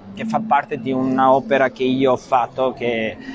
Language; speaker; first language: Italian; non-native, fluent; Albanian